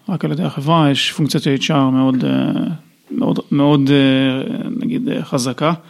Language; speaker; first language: Hebrew; native; Hebrew